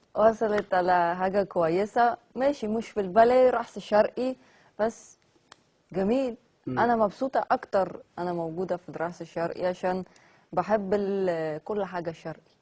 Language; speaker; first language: Egyptian Arabic; non-native, learner; Armenian